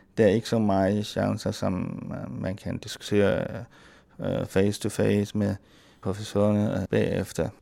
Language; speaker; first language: Danish; non-native, fluent; Chinese